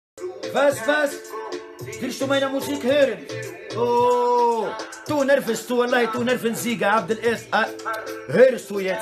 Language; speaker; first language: German; non-native, learner; Arabic